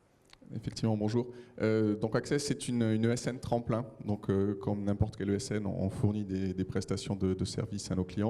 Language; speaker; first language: French; native; French